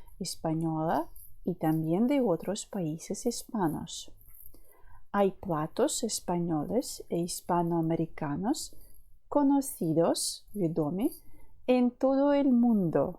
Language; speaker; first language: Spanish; non-native, fluent; Ukrainian